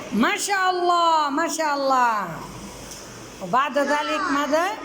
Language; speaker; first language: Arabic; non-native, fluent; Bangla